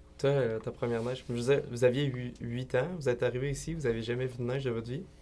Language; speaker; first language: French; native; French